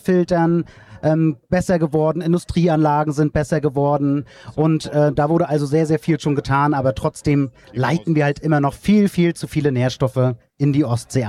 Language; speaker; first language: German; native; German